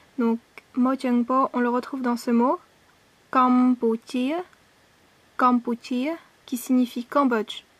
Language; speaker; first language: French; native; French